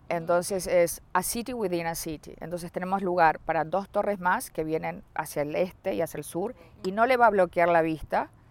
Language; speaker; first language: Spanish; native; Spanish